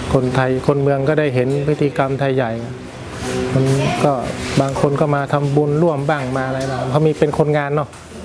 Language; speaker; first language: Thai; native; Thai